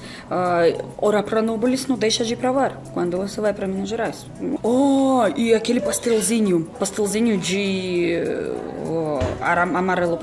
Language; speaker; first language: Portuguese; non-native, fluent; Russian